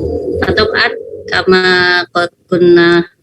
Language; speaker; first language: Arabic; non-native, fluent; Indonesian